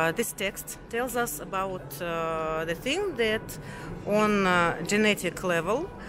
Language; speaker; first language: English; non-native, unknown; Russian